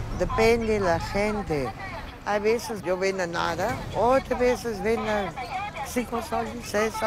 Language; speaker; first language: Spanish; non-native, learner; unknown